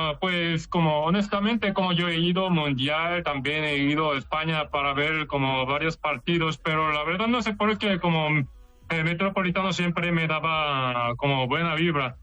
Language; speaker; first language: Spanish; non-native, learner; Korean